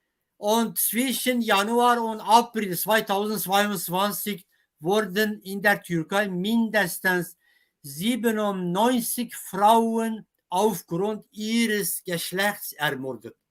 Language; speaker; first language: German; non-native, fluent; Kurdish